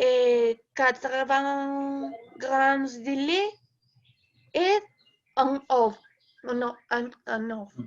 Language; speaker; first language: French; non-native, learner; Spanish